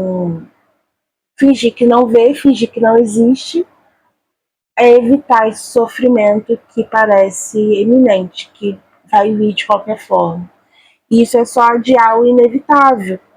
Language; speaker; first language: Portuguese; native; Portuguese